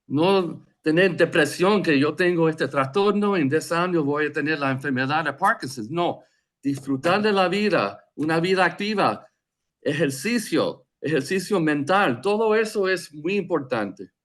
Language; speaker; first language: Spanish; non-native, fluent; English